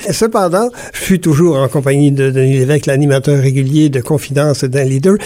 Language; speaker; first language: French; native; French